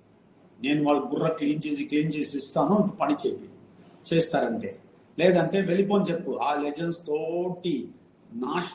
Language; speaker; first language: Telugu; non-native, fluent; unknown